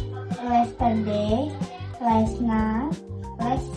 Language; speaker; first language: English; non-native, learner; Indonesian